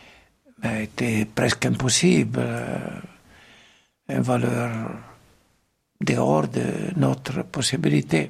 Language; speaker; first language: French; non-native, fluent; Italian